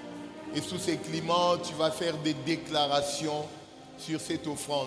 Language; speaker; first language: French; non-native, local second language; Lingala